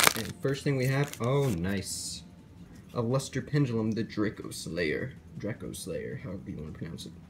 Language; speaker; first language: English; native; English